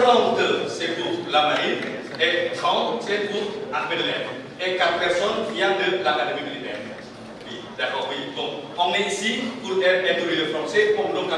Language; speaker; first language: French; non-native, fluent; Indonesian